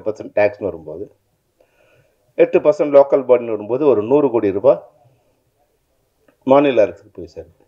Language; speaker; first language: Tamil; native; Tamil